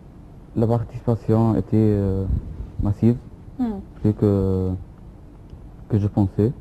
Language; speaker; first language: French; non-native, fluent; Arabic